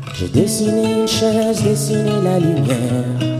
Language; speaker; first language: French; early bilingual, heritage; French